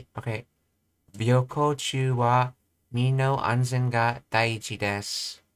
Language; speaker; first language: Japanese; non-native, learner; English